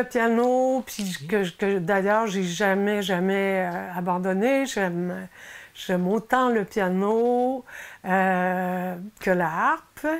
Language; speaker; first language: French; native; French